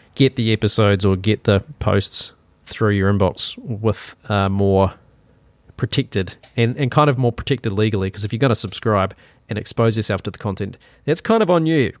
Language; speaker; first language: English; native; English